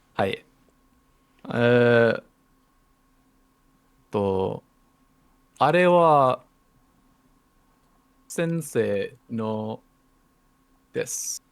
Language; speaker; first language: Japanese; non-native, learner; English